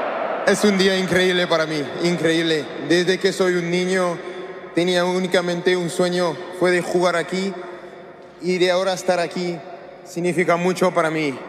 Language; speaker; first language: Spanish; non-native, learner; French